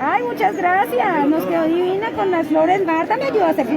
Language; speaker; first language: Spanish; native; Spanish